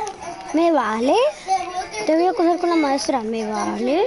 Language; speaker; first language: Spanish; native; Spanish